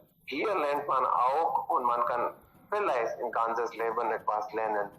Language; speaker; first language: German; non-native, learner; Hindi